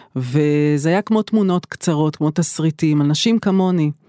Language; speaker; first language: Hebrew; native; Hebrew